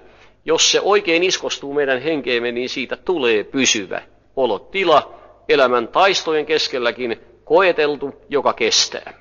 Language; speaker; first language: Finnish; native; Finnish